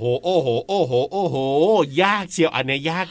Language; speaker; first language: Thai; native; Thai